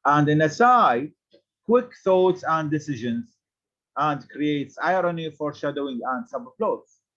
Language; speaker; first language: English; non-native, fluent; Arabic